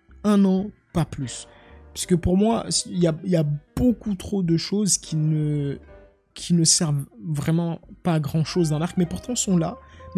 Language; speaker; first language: French; native; French